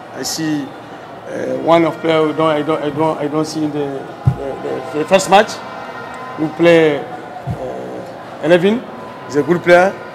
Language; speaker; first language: English; non-native, learner; French